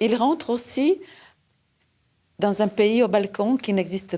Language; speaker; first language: French; non-native, fluent; Serbian